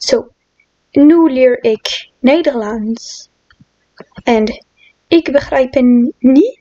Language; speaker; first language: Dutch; non-native, learner; French